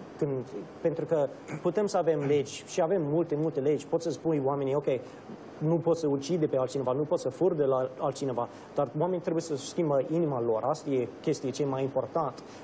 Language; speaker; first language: Romanian; non-native, fluent; English